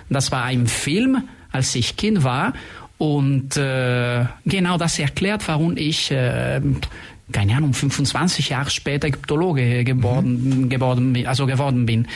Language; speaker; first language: German; non-native, fluent; Spanish